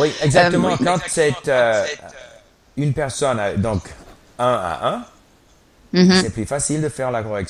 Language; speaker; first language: French; non-native, fluent; English